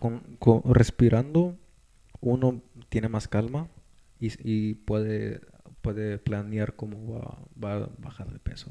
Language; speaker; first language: Spanish; early bilingual, heritage; Spanish